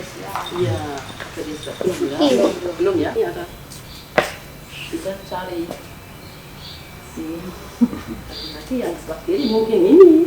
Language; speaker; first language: Indonesian; non-native, fluent; German